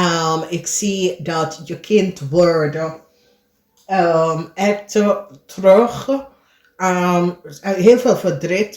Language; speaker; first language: Dutch; non-native, fluent; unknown